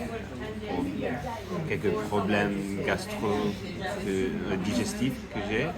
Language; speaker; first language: French; non-native, fluent; English